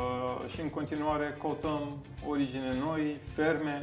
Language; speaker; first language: Romanian; non-native, fluent; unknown